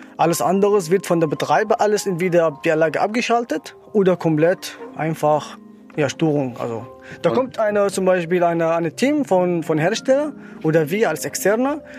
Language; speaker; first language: German; non-native, learner; Arabic